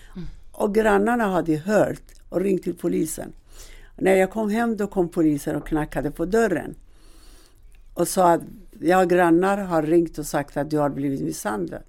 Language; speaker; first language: Swedish; non-native, fluent; Persian